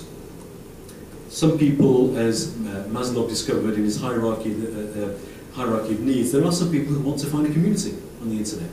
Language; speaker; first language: English; native; English